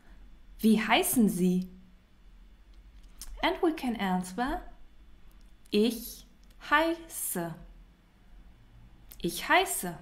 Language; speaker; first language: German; non-native, fluent; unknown